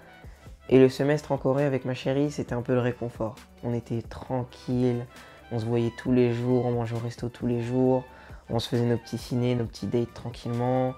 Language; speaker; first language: French; native; French